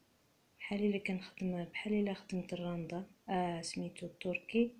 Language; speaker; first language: Arabic; native; Arabic